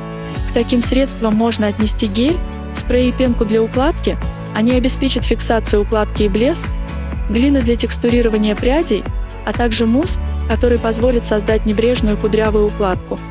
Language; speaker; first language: Russian; native; Russian